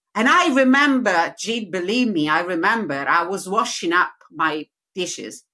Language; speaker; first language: English; non-native, learner; Italian